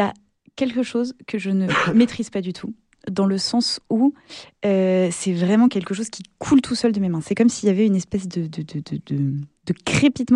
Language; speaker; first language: French; native; French